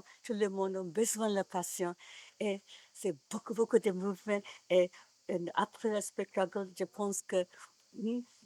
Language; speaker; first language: French; non-native, learner; Japanese